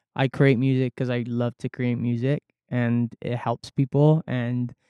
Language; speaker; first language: English; native; English